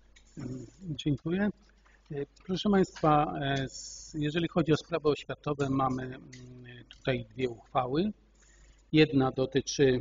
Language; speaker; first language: Polish; native; Polish